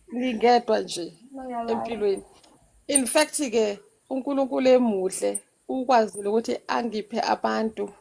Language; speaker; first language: Zulu; non-native, local second language; Xhosa